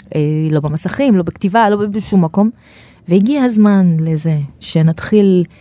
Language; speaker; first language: Hebrew; non-native, local second language; Arabic